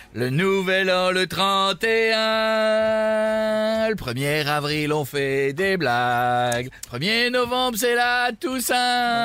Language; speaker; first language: French; native; French